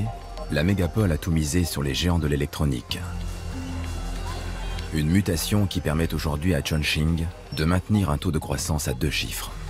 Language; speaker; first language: French; native; French